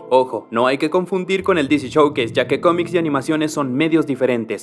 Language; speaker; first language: Spanish; native; Spanish